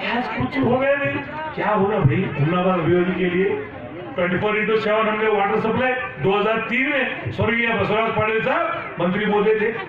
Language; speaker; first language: Hindi; non-native, local second language; Kannada